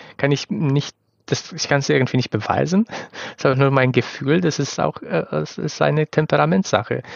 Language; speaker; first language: German; non-native, fluent; Romanian